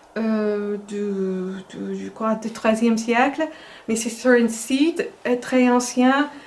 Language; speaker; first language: French; non-native, fluent; English